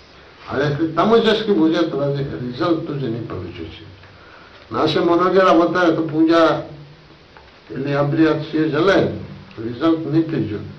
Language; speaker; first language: Russian; non-native, learner; Bangla